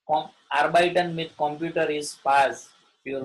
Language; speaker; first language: German; non-native, learner; Gujarati